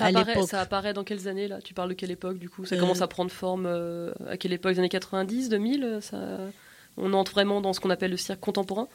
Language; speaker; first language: French; native; French